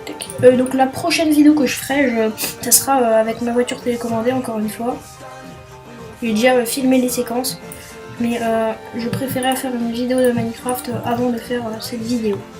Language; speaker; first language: French; native; French